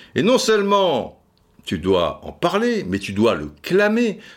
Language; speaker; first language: French; native; French